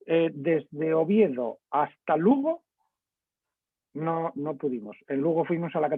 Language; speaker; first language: Spanish; native; Spanish